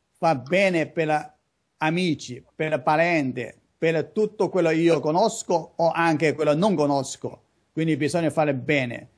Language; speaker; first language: Italian; non-native, learner; Chinese